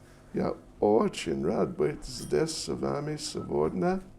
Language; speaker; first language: Russian; non-native, learner; English